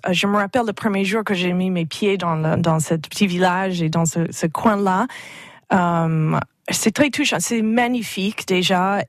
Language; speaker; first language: French; non-native, fluent; English